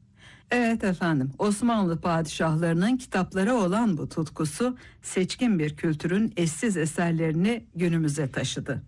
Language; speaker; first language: Turkish; native; Turkish